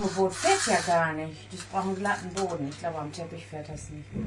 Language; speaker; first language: German; native; German